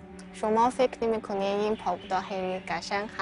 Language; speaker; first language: Persian; non-native, fluent; Chinese